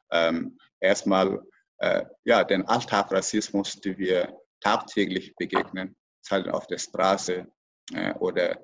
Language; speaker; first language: German; non-native, fluent; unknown